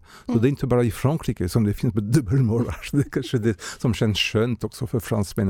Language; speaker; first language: Swedish; non-native, fluent; French